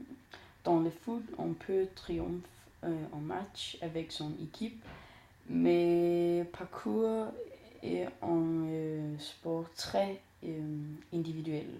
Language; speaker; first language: French; non-native, learner; Danish